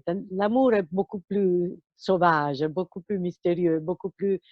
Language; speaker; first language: French; non-native, fluent; Italian